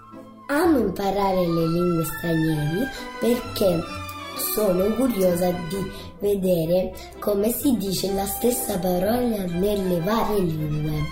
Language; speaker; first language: Italian; early bilingual, heritage; Italian